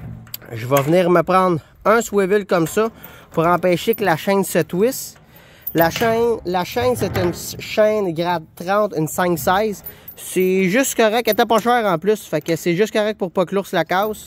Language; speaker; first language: French; native; French